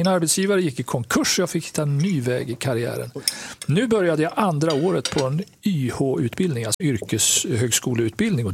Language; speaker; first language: Swedish; native; Swedish